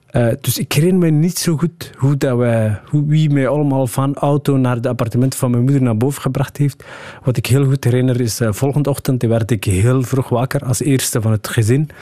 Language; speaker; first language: Dutch; early bilingual, other home language; Somali